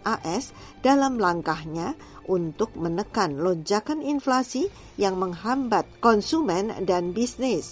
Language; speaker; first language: Indonesian; native; Indonesian